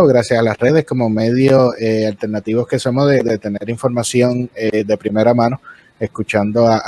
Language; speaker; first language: Spanish; native; Spanish